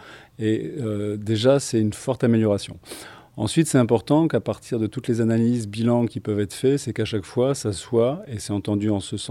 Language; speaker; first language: French; native; French